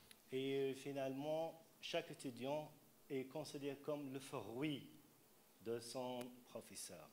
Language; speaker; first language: French; non-native, fluent; Arabic